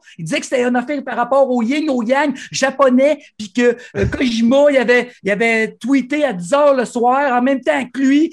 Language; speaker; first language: French; native; French